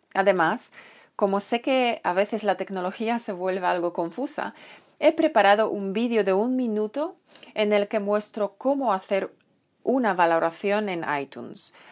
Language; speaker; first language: Spanish; non-native, fluent; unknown